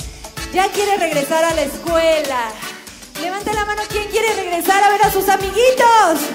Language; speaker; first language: Spanish; native; Spanish